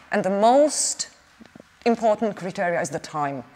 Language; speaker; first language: English; non-native, fluent; Czech